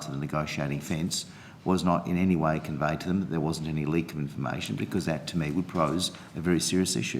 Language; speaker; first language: English; native; English